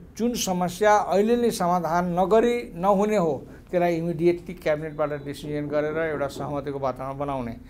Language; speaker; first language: Nepali; non-native, local second language; Maithili